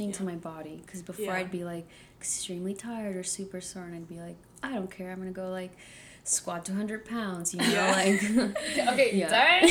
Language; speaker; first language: English; early bilingual, other home language; Spanish